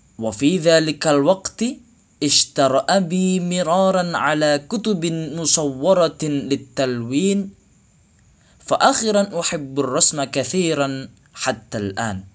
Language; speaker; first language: Arabic; non-native, learner; Indonesian